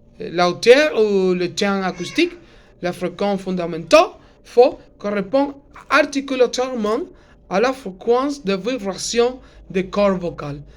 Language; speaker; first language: French; non-native, learner; Spanish